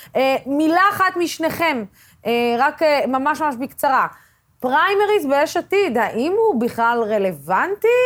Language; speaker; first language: Hebrew; non-native, local second language; Arabic